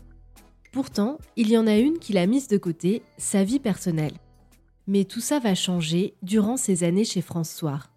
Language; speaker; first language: French; native; French